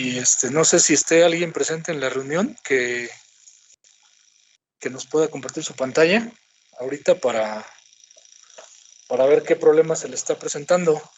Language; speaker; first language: Spanish; native; Spanish